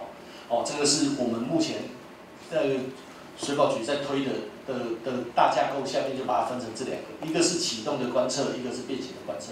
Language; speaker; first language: Chinese; native; Chinese